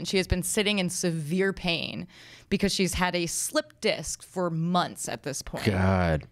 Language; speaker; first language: English; native; English